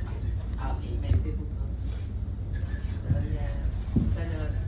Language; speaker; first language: French; non-native, learner; Filipino